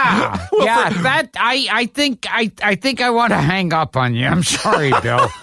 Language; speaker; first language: English; native; English